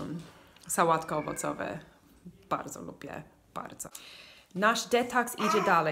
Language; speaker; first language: Polish; non-native, learner; English